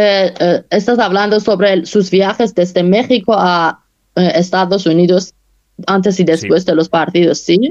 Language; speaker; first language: Spanish; non-native, fluent; Persian